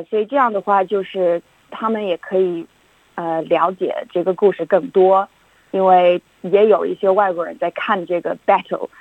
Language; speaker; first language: Chinese; non-native, fluent; English